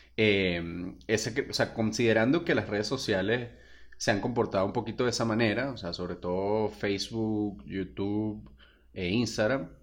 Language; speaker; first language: Spanish; native; Spanish